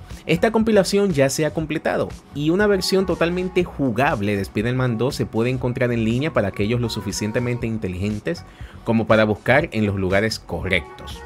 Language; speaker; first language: Spanish; native; Spanish